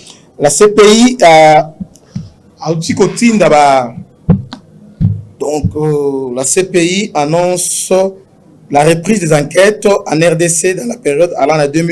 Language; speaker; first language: French; non-native, local second language; Lingala